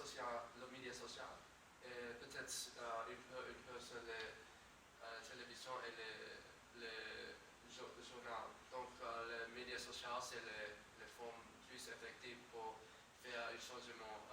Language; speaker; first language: French; non-native, learner; English